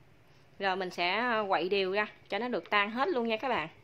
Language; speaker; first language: Vietnamese; native; Vietnamese